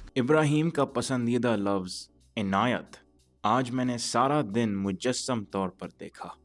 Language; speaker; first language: Urdu; early bilingual, heritage; Urdu